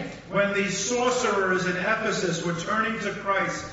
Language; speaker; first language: English; native; English